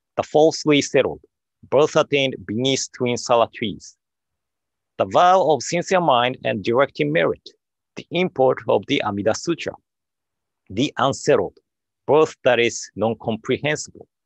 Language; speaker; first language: English; non-native, fluent; Japanese